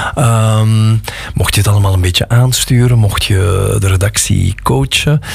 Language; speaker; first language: Dutch; native; Dutch